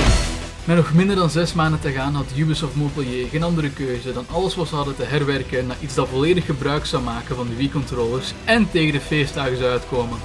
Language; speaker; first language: Dutch; native; Dutch